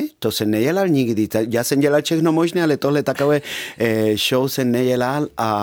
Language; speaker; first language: Czech; non-native, fluent; Spanish